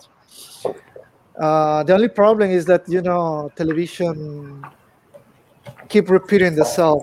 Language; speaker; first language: English; non-native, fluent; Spanish